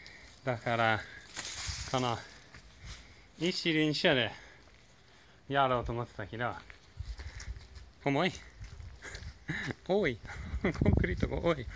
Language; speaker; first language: Japanese; non-native, fluent; English